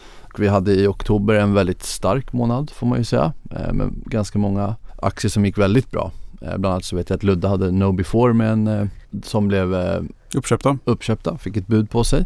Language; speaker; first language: Swedish; native; Swedish